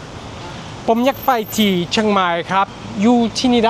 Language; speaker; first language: Thai; non-native, learner; French